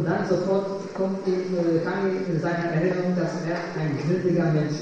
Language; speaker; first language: German; non-native, fluent; Polish